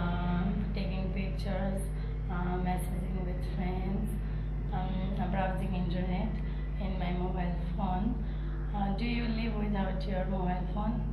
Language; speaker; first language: English; non-native, learner; Nepali